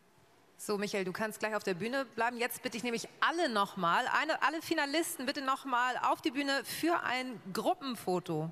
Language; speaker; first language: German; native; German